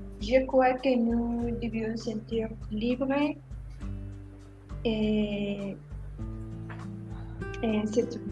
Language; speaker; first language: French; non-native, learner; Spanish